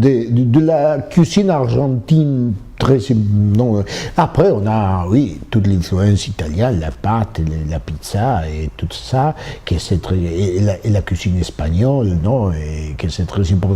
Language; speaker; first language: French; non-native, fluent; Spanish